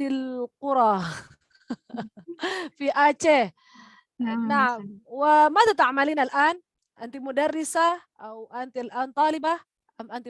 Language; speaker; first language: Arabic; non-native, fluent; Indonesian